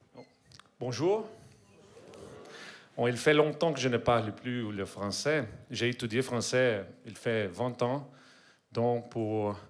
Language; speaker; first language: French; non-native, learner; Portuguese